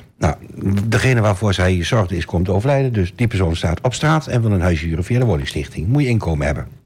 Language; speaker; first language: Dutch; native; Dutch